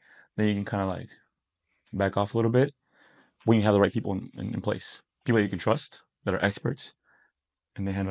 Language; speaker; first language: English; native; English